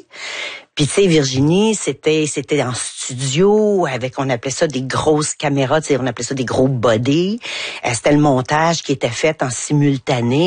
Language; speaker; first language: French; native; French